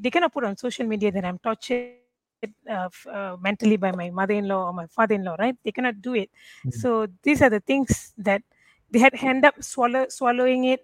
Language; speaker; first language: English; non-native, local second language; Tamil